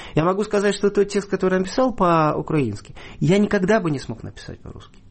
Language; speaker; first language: Russian; native; Russian